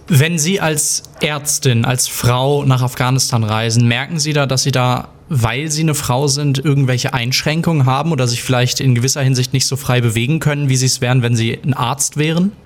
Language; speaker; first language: German; native; German